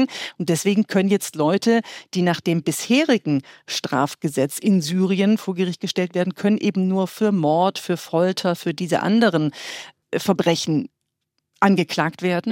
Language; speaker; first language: German; native; German